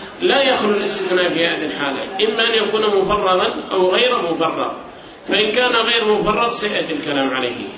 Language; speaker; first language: Arabic; native; Arabic